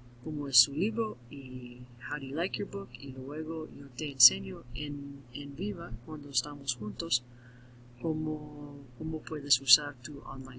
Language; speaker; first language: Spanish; non-native, learner; English